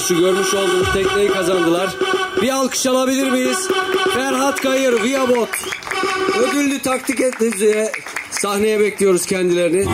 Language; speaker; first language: Turkish; native; Turkish